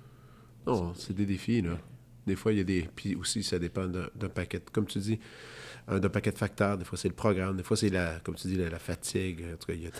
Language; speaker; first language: French; native; French